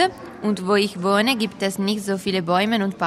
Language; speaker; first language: German; non-native, fluent; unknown